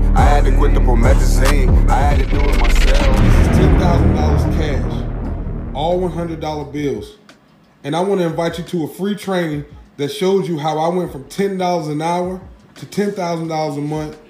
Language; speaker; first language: English; native; English